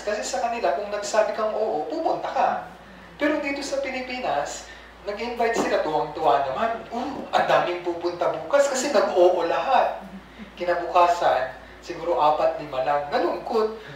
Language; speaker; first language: Filipino; non-native, local second language; Iloko